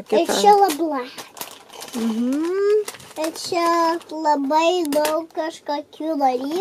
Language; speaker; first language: Lithuanian; early bilingual, heritage; Lithuanian